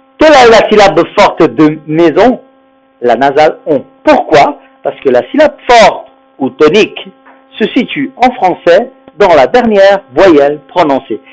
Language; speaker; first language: French; non-native, fluent; Spanish